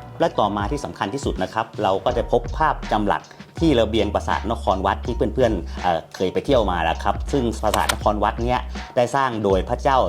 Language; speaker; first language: Thai; native; Thai